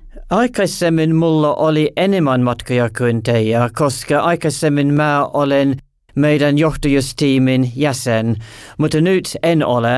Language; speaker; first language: Finnish; non-native, fluent; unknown